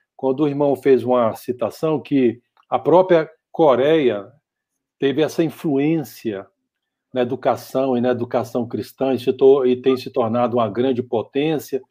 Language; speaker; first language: Portuguese; native; Portuguese